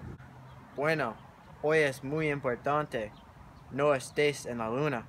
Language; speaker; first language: Spanish; non-native, learner; English